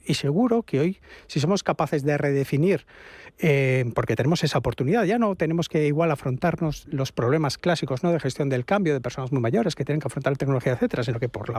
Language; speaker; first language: Spanish; native; Spanish